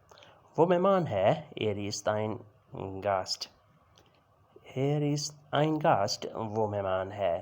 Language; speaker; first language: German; non-native, learner; Urdu